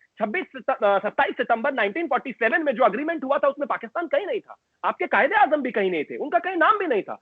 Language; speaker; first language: Hindi; native; Hindi